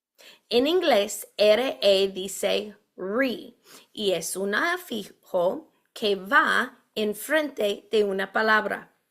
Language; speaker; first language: Spanish; non-native, fluent; English